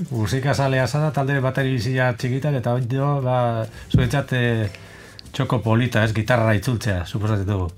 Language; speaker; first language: Basque; native; Basque